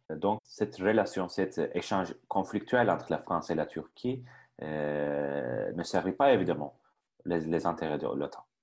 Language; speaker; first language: French; non-native, fluent; Turkish